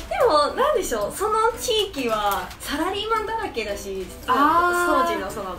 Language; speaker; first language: Japanese; non-native, fluent; Chinese